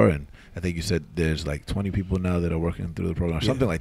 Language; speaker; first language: English; native; English